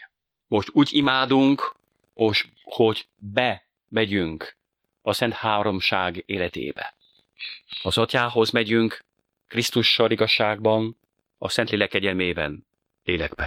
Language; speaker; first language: Hungarian; non-native, fluent; French